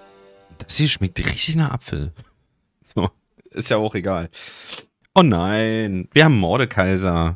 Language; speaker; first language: German; native; German